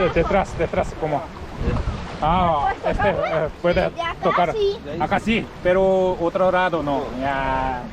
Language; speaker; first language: Spanish; non-native, learner; Korean